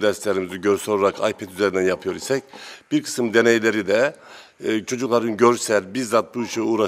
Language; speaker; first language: Turkish; native; Turkish